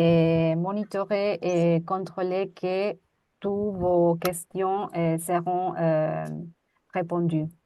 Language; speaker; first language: French; non-native, fluent; Spanish